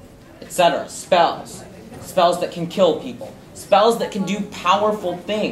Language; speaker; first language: English; native; English